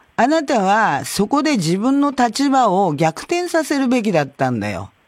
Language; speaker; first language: Japanese; native; Japanese